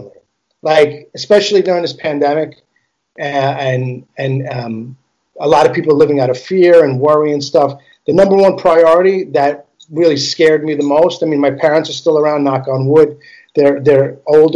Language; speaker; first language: English; early bilingual, other home language; Italian